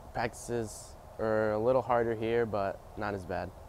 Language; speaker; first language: English; native; English